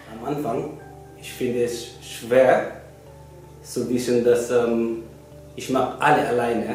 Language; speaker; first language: German; non-native, learner; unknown